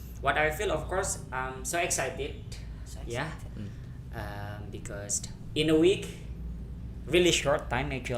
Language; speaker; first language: English; non-native, fluent; Indonesian